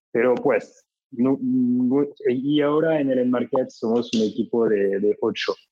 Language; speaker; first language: Spanish; non-native, learner; French